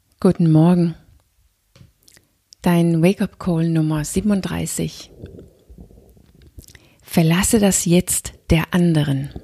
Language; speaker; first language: German; non-native, fluent; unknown